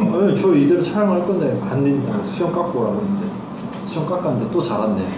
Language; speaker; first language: Korean; native; Korean